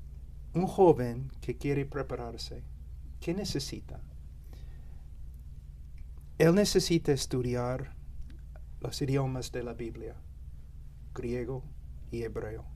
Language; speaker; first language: Spanish; non-native, fluent; English